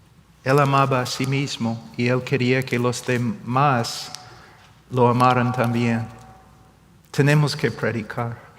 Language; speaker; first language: Spanish; non-native, fluent; English